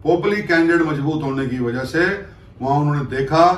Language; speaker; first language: Hindi; non-native, local second language; Punjabi